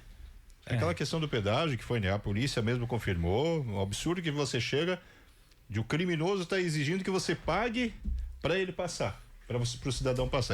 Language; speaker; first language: Portuguese; native; Portuguese